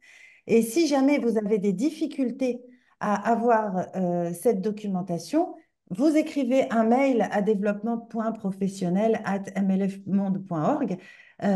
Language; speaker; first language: French; native; French